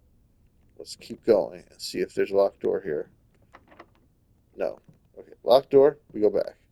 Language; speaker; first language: English; native; English